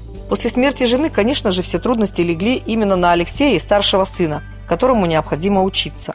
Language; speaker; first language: Russian; native; Russian